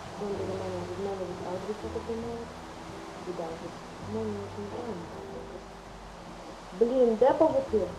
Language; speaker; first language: Ukrainian; native; Ukrainian